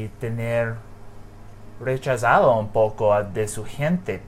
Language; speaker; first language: Spanish; non-native, learner; English